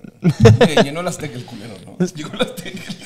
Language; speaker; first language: Spanish; native; Spanish